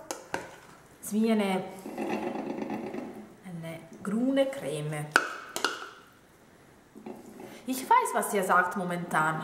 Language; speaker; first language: German; non-native, fluent; Italian